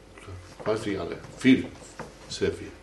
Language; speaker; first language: German; non-native, fluent; English